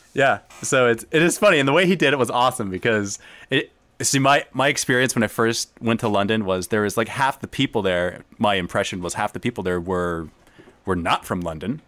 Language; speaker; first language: English; native; English